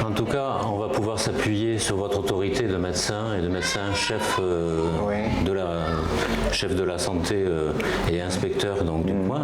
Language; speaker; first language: French; native; French